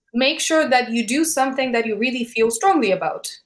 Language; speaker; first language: English; non-native, fluent; Polish